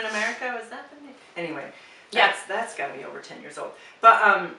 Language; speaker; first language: English; native; English